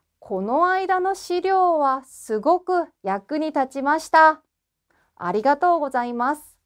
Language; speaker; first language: Japanese; non-native, fluent; Korean